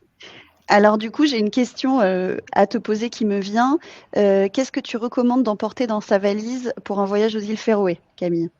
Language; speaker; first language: French; native; French